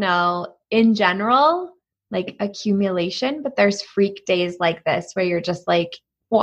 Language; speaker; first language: English; native; English